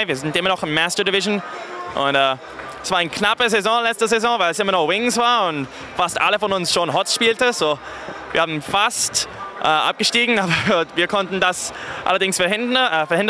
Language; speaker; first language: German; non-native, fluent; English